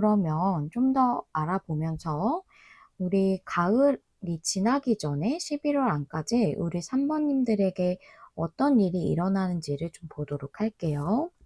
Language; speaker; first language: Korean; native; Korean